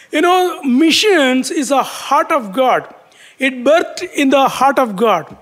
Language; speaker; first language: English; non-native, local second language; Tamil